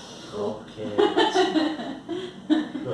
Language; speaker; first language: English; non-native, learner; Spanish